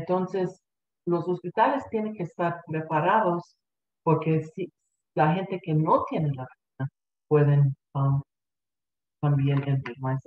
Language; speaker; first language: Spanish; early bilingual, heritage; Spanish